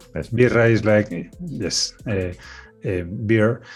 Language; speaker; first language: English; non-native, learner; Spanish